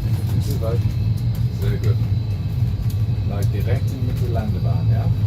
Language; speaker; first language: German; non-native, learner; English